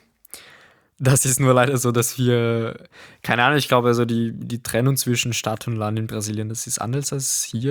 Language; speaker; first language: German; non-native, fluent; Portuguese